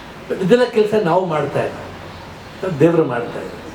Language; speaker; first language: Kannada; non-native, local second language; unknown